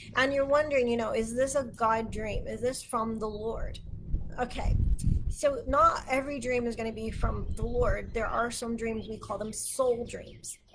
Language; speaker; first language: English; native; English